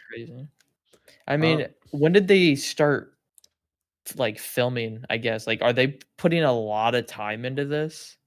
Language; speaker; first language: English; native; English